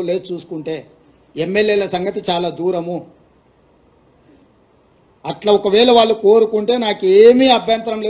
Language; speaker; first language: Telugu; native; Telugu